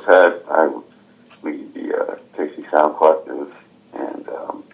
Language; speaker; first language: English; native; English